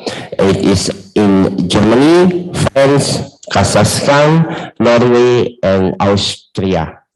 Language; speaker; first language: English; non-native, learner; Indonesian